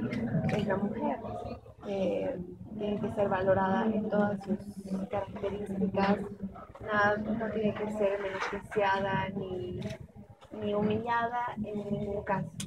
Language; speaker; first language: Spanish; non-native, local second language; Aymara